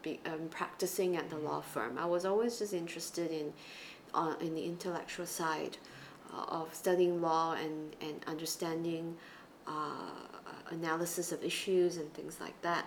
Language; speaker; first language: English; non-native, local second language; Chinese